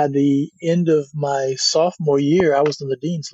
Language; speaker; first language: English; native; English